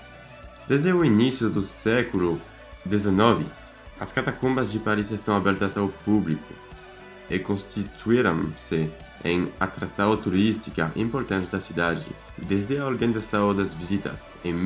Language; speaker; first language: Portuguese; non-native, fluent; French